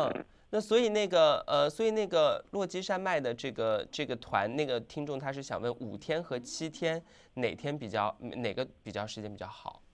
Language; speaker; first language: Chinese; native; Chinese